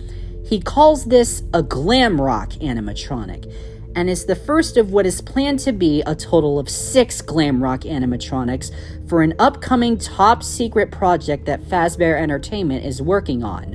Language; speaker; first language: English; native; English